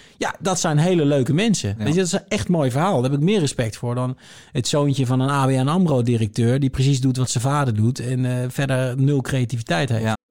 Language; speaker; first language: Dutch; native; Dutch